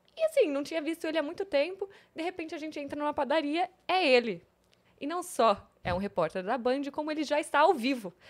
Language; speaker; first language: Portuguese; early bilingual, heritage; English